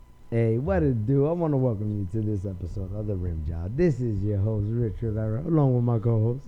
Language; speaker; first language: English; early bilingual, other home language; Spanish